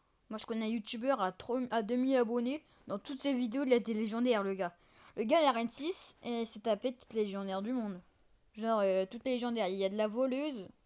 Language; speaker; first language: French; native; French